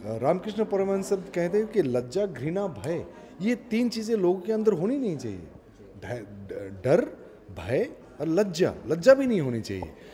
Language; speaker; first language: Hindi; non-native, local second language; Assamese